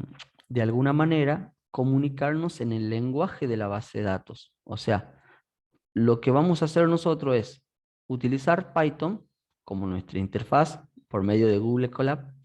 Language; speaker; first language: Spanish; native; Spanish